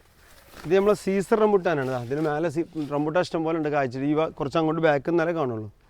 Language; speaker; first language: Malayalam; native; Malayalam